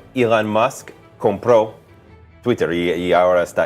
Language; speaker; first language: Spanish; non-native, fluent; English